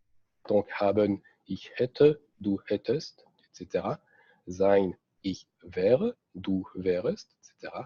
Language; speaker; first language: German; non-native, fluent; French